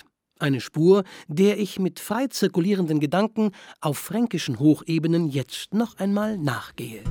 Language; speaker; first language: German; native; German